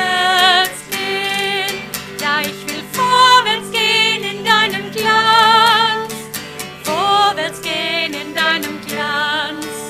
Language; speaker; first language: German; native; German